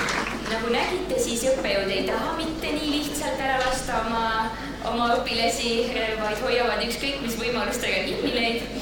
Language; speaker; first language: Estonian; native; Estonian